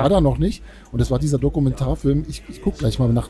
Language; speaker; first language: German; native; German